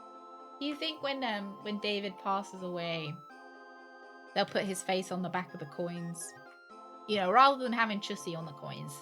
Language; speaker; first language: English; native; English